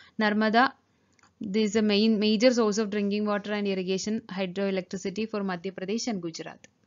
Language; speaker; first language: English; non-native, local second language; Malayalam